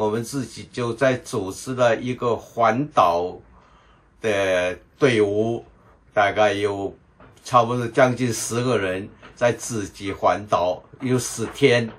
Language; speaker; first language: Chinese; non-native, local second language; Min Nan Chinese